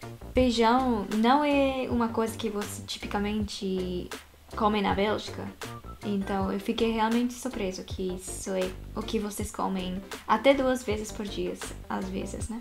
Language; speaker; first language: Portuguese; non-native, fluent; Japanese